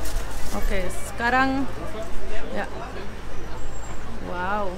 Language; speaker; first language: Indonesian; early bilingual, heritage; German